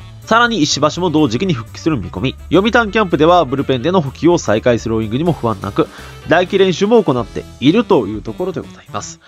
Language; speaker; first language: Japanese; native; Japanese